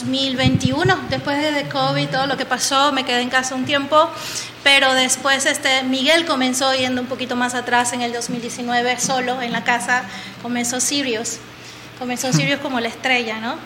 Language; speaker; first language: Spanish; native; Spanish